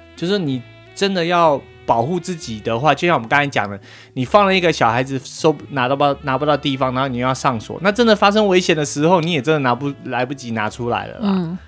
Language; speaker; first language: Chinese; native; Chinese